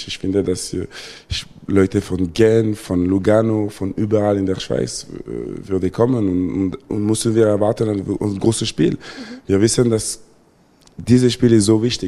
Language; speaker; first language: German; non-native, local second language; French